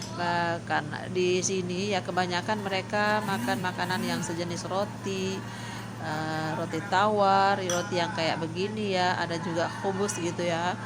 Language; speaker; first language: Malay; non-native, local second language; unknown